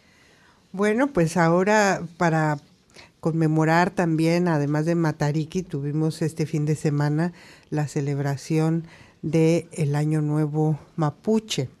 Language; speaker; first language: Spanish; native; Spanish